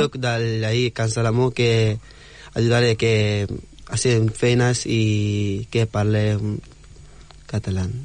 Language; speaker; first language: Catalan; non-native, learner; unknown